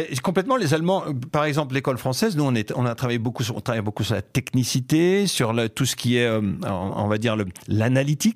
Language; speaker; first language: French; native; French